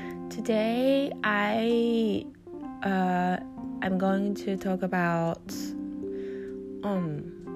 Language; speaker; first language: English; non-native, fluent; Japanese